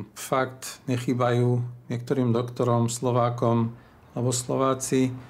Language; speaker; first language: Slovak; non-native, fluent; Arabic